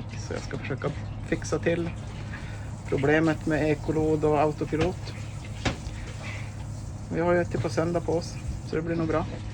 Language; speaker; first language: Swedish; native; Swedish